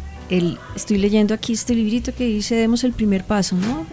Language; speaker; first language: Spanish; native; Spanish